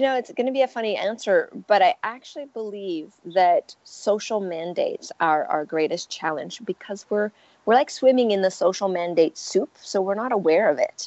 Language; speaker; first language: English; early bilingual, other home language; French